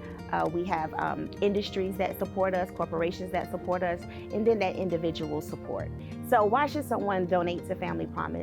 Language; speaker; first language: English; native; English